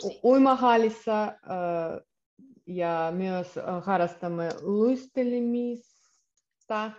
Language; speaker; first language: Finnish; non-native, learner; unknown